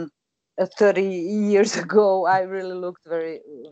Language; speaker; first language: English; non-native, fluent; Croatian